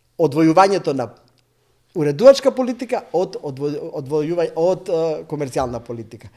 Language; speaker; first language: Macedonian; native; Macedonian